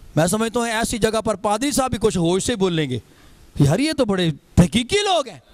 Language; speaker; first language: Urdu; non-native, local second language; Punjabi